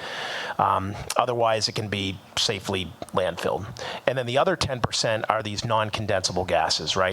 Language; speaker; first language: English; native; English